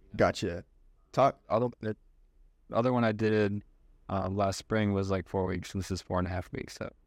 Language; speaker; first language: English; native; English